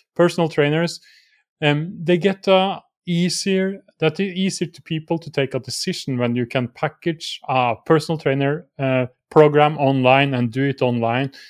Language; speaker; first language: English; non-native, fluent; Norwegian